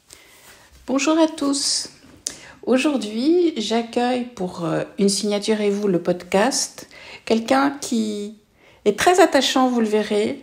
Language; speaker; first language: French; native; French